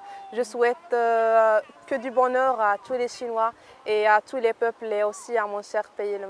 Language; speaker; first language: French; non-native, local second language; Arabic